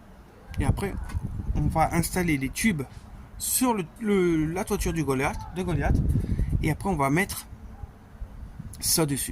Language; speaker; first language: French; native; French